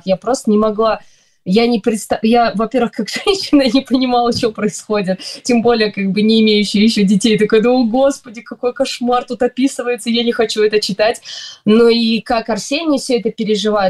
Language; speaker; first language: Russian; native; Russian